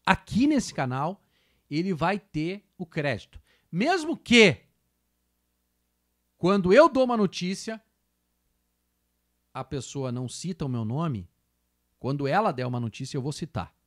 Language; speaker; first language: Portuguese; native; Portuguese